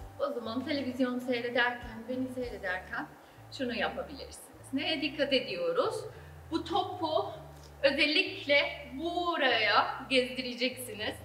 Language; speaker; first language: Turkish; non-native, fluent; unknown